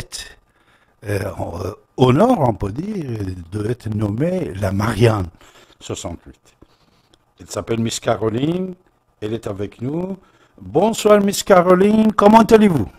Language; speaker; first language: French; non-native, fluent; Persian